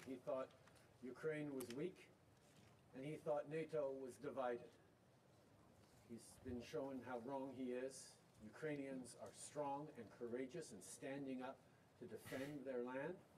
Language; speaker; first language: English; early bilingual, other home language; French